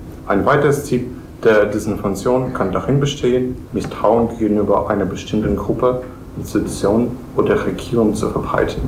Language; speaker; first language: German; non-native, fluent; Ukrainian